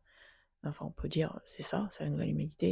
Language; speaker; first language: French; native; French